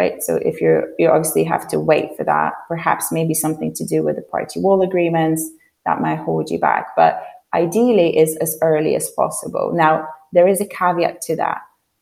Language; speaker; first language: English; non-native, fluent; Polish